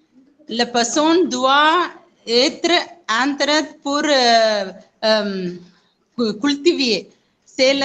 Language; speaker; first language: French; non-native, learner; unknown